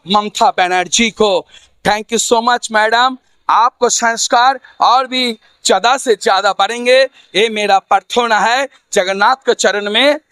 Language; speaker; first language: Hindi; non-native, fluent; Bangla